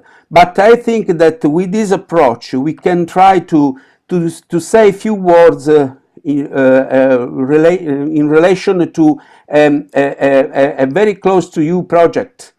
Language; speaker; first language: English; non-native, fluent; Italian